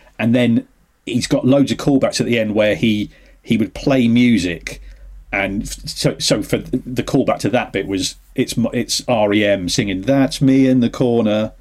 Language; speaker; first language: English; native; English